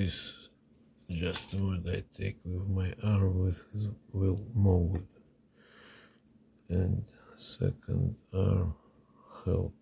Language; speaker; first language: English; non-native, learner; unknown